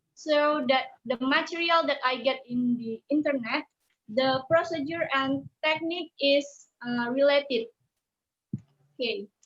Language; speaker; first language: English; non-native, learner; Indonesian